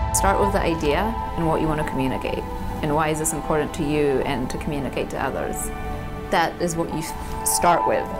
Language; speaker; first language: English; non-native, fluent; Polish